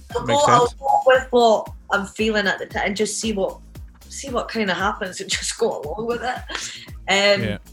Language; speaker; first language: English; native; English